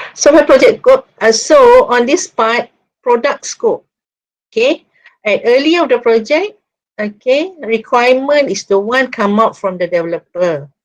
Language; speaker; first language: English; non-native, local second language; Malay